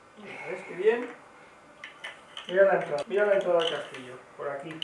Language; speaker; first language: Spanish; native; Spanish